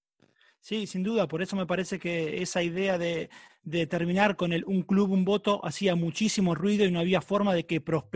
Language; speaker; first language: Spanish; native; Spanish